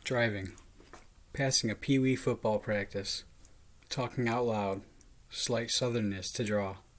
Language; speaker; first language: English; native; English